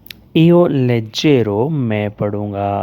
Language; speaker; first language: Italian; non-native, learner; Urdu